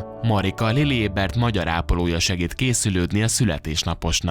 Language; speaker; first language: Hungarian; native; Hungarian